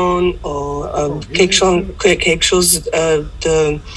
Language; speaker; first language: French; non-native, learner; German